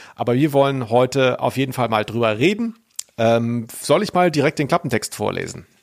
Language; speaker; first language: German; native; German